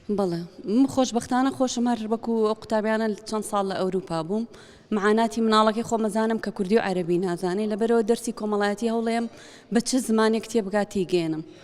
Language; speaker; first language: Central Kurdish; native; Central Kurdish